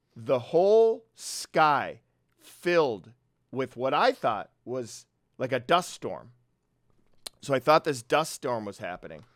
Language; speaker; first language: English; native; English